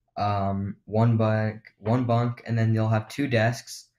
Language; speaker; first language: English; native; English